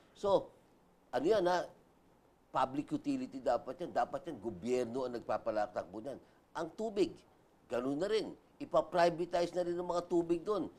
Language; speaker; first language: Filipino; non-native, local second language; Bikol